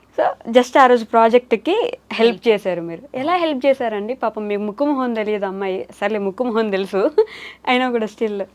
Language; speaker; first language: Telugu; native; Telugu